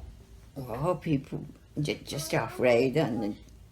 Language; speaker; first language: English; non-native, learner; Japanese